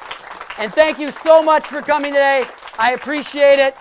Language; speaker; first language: English; native; English